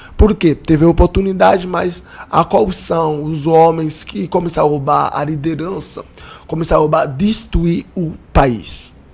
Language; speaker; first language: Portuguese; non-native, learner; Haitian Creole